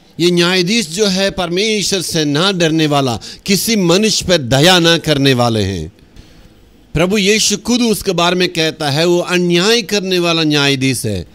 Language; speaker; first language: Hindi; non-native, local second language; Tamil